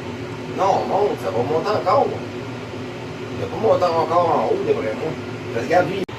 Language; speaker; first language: French; native; French